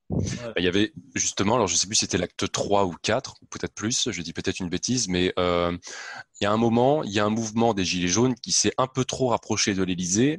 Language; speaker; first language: French; native; French